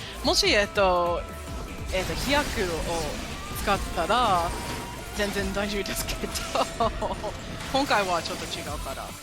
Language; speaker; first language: Japanese; non-native, fluent; English